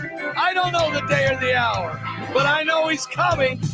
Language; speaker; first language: English; native; English